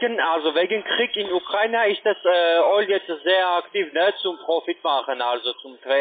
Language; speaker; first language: German; non-native, learner; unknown